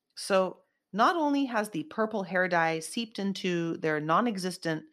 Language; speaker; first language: English; native; English